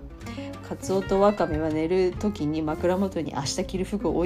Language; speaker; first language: English; non-native, learner; Japanese